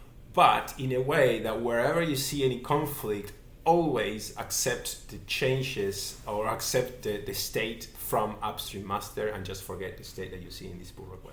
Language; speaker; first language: English; non-native, fluent; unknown